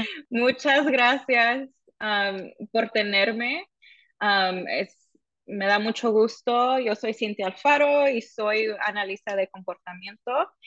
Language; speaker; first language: Spanish; early bilingual, heritage; Spanish